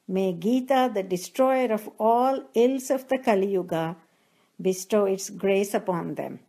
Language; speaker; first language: English; non-native, local second language; Telugu